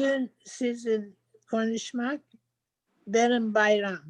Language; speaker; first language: Turkish; non-native, learner; English